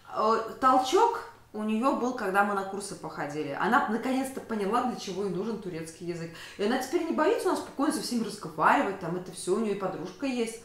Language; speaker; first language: Russian; native; Russian